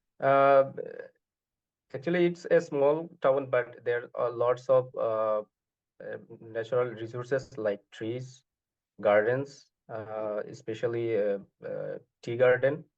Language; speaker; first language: English; non-native, learner; Bangla